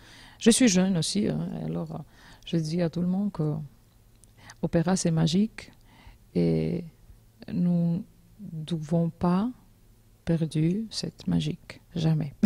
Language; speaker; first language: French; non-native, learner; Georgian